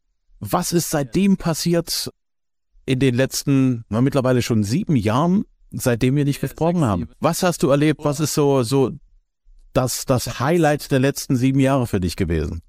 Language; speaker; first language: German; native; German